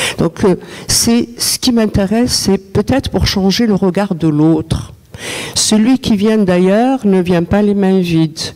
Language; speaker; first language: French; non-native, local second language; Arabic